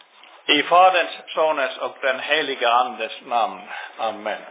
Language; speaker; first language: Swedish; non-native, local second language; Finnish